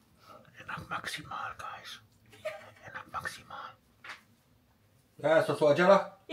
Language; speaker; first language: Indonesian; non-native, learner; French